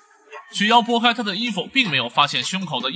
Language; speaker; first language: Chinese; native; Chinese